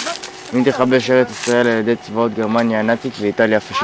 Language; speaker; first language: Hebrew; native; Hebrew